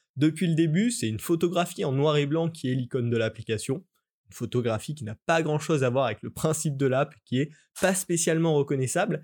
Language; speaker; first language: French; native; French